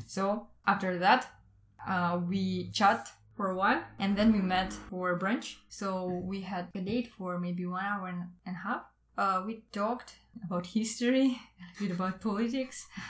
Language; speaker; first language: English; non-native, fluent; Russian